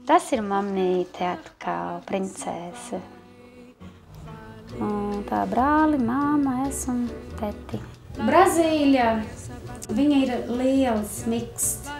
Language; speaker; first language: Latvian; non-native, learner; Portuguese